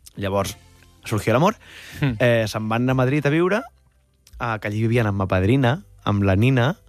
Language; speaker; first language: Catalan; native; Catalan